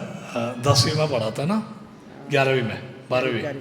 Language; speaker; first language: Hindi; non-native, local second language; Malayalam